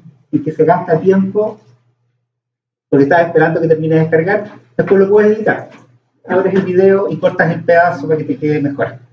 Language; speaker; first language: Spanish; native; Spanish